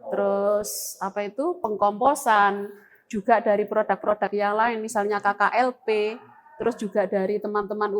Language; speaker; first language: Indonesian; native; Indonesian